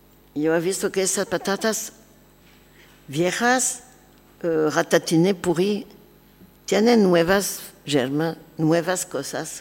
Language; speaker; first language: Spanish; non-native, learner; French